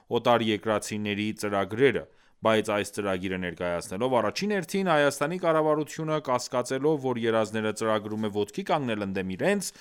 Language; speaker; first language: Armenian; early bilingual, heritage; Armenian